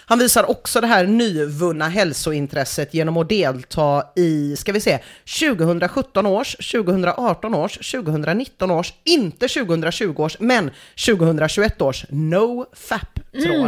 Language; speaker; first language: Swedish; native; Swedish